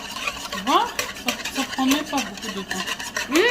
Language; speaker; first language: French; non-native, fluent; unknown